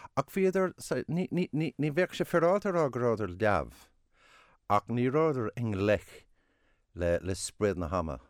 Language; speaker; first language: Irish; non-native, local second language; English